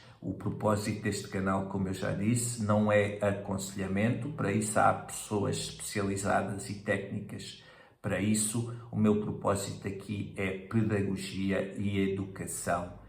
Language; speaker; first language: Portuguese; native; Portuguese